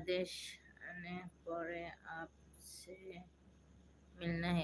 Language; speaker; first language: Hindi; non-native, learner; Bangla